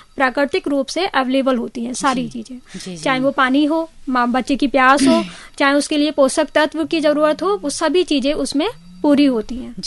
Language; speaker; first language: Hindi; native; Hindi